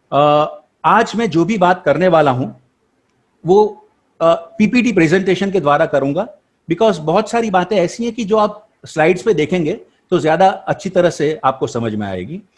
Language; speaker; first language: Hindi; non-native, local second language; Gujarati